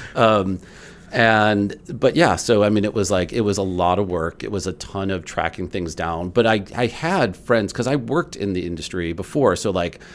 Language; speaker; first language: English; native; English